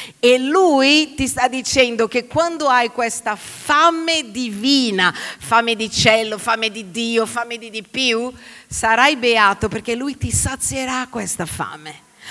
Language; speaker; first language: Italian; non-native, fluent; Portuguese